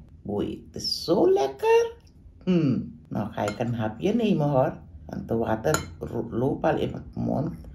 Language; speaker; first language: Dutch; non-native, local second language; Caribbean Hindustani